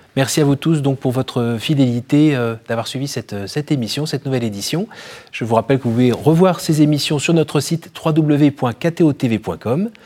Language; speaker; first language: French; native; French